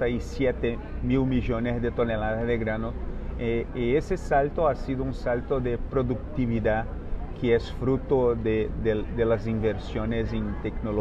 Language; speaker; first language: Spanish; non-native, fluent; Portuguese